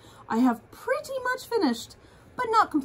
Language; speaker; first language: English; native; English